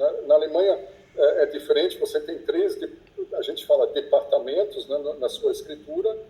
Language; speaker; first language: Portuguese; non-native, fluent; German